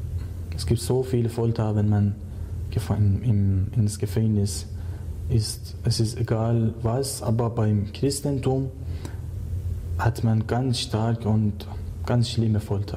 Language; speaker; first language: German; non-native, learner; Persian